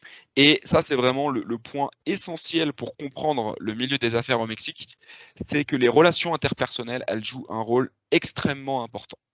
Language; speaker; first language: French; native; French